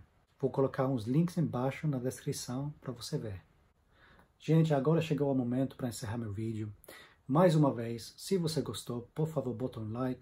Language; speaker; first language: Portuguese; non-native, fluent; English